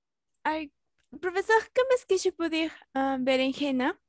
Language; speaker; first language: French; non-native, learner; Spanish